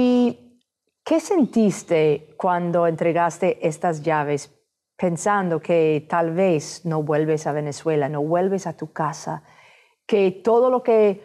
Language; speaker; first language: Spanish; non-native, fluent; English